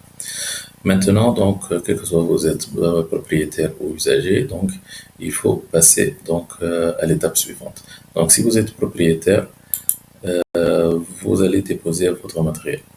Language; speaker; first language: French; non-native, local second language; Arabic